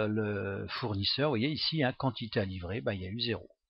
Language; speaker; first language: French; native; French